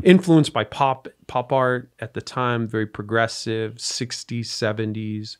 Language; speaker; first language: English; native; English